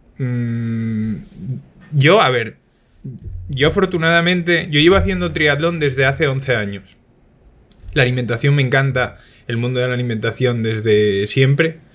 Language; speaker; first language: Spanish; native; Spanish